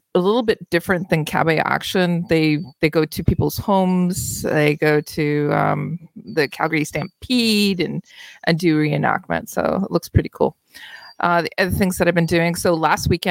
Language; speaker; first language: English; native; English